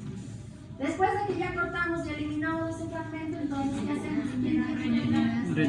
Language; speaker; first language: Spanish; native; Spanish